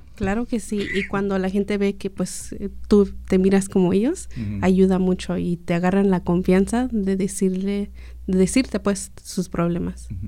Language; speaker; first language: Spanish; early bilingual, heritage; Spanish